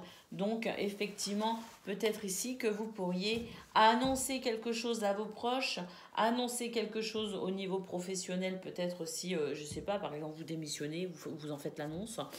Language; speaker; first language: French; native; French